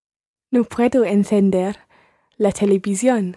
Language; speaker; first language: Spanish; non-native, learner; English